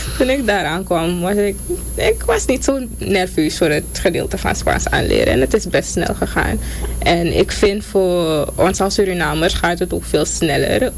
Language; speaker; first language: Dutch; native; Dutch